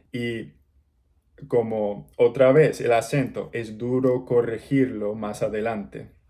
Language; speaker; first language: Spanish; non-native, learner; English